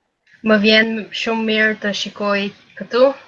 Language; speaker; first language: Albanian; non-native, learner; Bulgarian